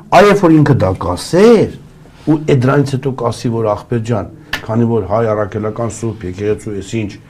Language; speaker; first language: Armenian; early bilingual, other home language; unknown